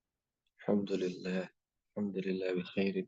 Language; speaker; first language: Arabic; non-native, fluent; Indonesian